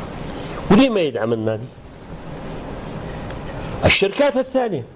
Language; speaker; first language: Arabic; native; Arabic